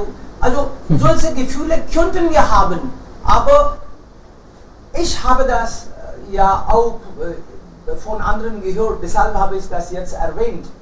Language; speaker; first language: German; non-native, fluent; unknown